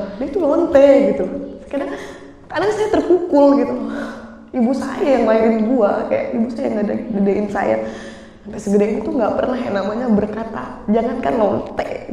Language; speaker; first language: Indonesian; native; Indonesian